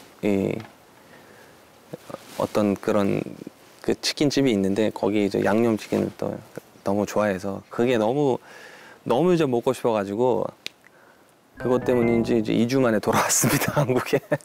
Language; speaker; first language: Korean; non-native, fluent; Uzbek